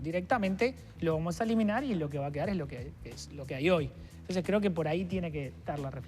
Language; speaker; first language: Spanish; native; Spanish